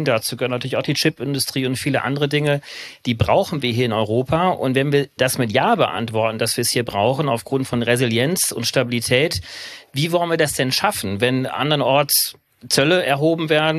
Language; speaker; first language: German; native; German